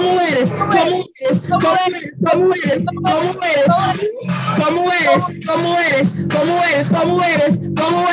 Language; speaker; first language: Spanish; non-native, fluent; English